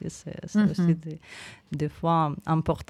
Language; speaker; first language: French; non-native, fluent; Ukrainian